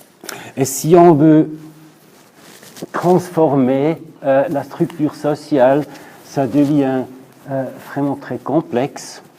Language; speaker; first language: French; non-native, local second language; German